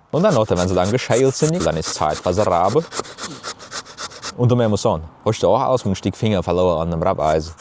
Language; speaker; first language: German; early bilingual, heritage; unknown